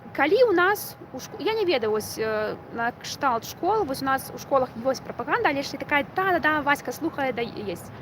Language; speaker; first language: Belarusian; non-native, local second language; Russian